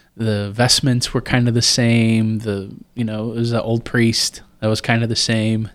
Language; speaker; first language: English; native; English